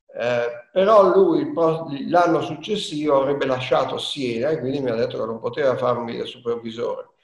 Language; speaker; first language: Italian; native; Italian